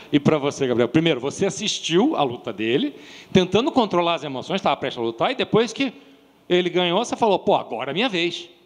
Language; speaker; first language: Portuguese; native; Portuguese